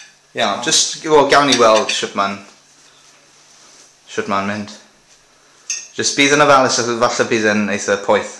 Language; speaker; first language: Welsh; non-native, local second language; English